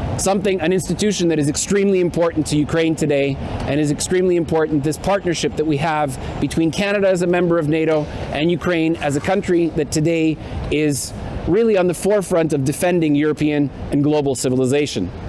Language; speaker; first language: English; early bilingual, other home language; Ukrainian